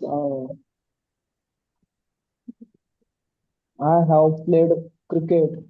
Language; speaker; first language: English; non-native, learner; Marathi